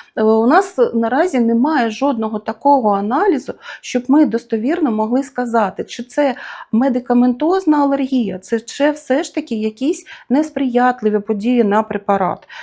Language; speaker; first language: Ukrainian; native; Ukrainian